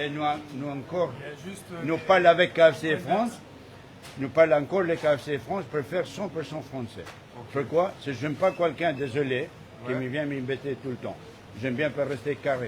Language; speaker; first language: French; non-native, learner; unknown